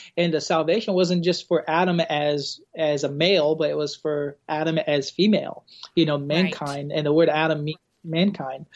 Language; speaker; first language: English; non-native, fluent; Portuguese